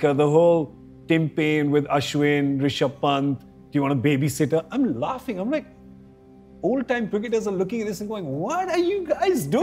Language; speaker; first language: English; non-native, local second language; Hindi